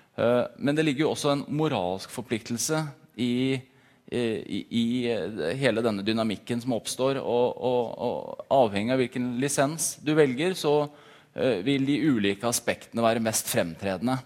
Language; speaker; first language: Norwegian; native; Norwegian